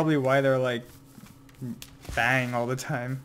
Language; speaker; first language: English; native; English